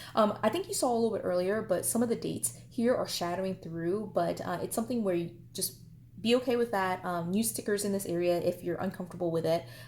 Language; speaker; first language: English; native; English